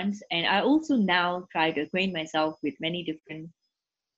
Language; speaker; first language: English; native; English